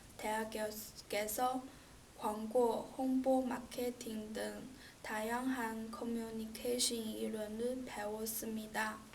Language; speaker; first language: Korean; non-native, learner; Chinese